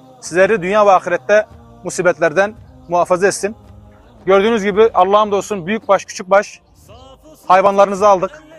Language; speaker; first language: Turkish; non-native, fluent; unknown